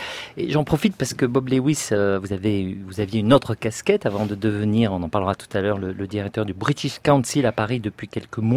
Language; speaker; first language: French; native; French